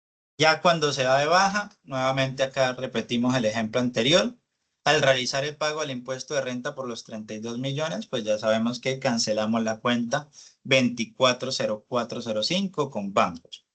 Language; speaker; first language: Spanish; native; Spanish